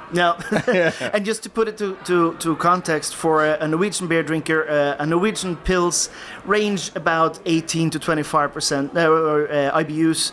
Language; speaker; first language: English; non-native, fluent; Norwegian